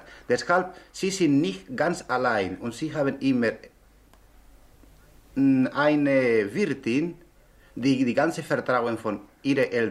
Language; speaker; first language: German; non-native, learner; Spanish